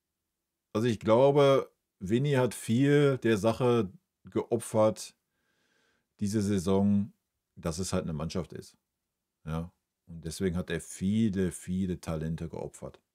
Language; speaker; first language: German; native; German